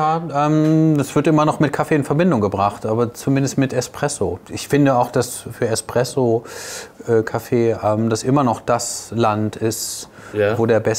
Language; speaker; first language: German; native; German